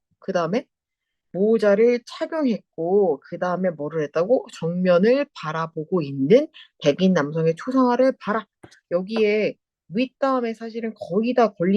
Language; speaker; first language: Korean; native; Korean